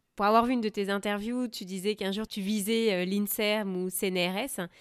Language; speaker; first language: French; native; French